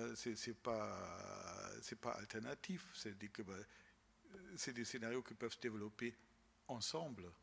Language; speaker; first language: French; non-native, fluent; German